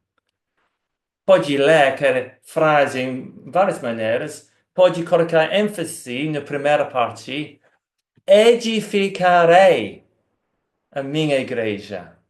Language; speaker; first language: Portuguese; non-native, fluent; English